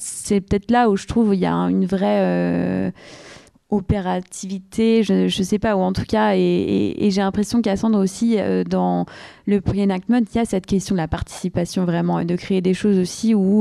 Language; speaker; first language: French; native; French